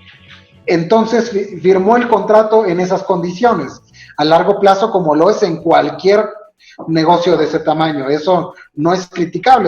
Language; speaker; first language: Spanish; native; Spanish